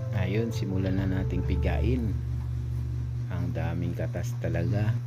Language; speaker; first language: Filipino; non-native, local second language; Cebuano